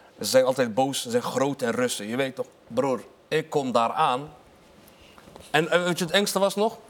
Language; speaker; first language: Dutch; early bilingual, other home language; Arabic